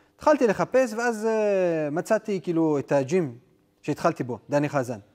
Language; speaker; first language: Hebrew; non-native, local second language; Adyghe